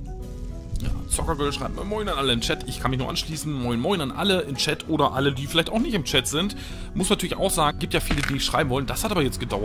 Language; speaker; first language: German; native; German